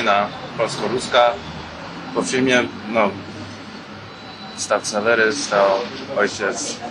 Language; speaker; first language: Polish; early bilingual, heritage; Polish